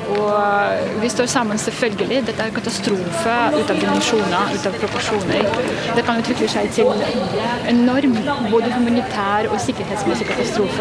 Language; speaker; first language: Norwegian; non-native, fluent; Russian